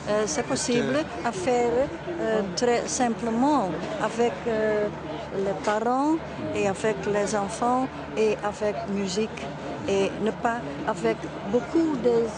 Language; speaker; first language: French; non-native, learner; Dutch